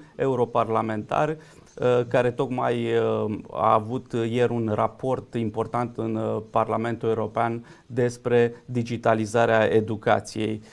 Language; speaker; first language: Romanian; native; Romanian